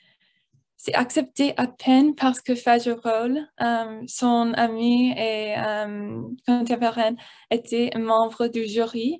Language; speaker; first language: French; non-native, learner; English